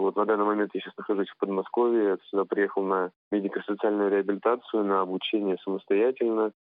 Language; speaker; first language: Russian; native; Russian